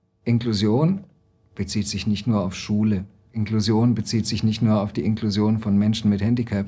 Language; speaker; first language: German; native; German